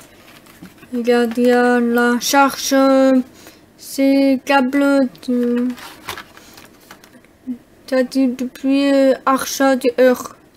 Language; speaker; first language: French; non-native, learner; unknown